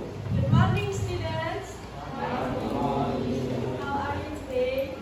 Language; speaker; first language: English; non-native, learner; Indonesian